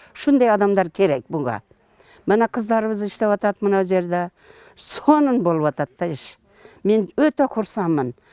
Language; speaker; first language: Kyrgyz; non-native, local second language; Uzbek